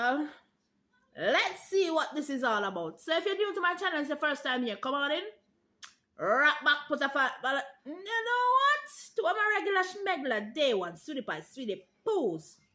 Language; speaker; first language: English; non-native, local second language; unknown